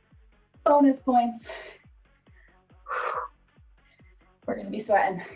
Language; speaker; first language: English; native; English